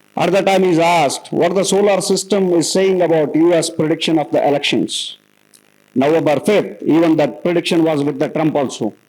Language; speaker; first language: English; non-native, local second language; Kannada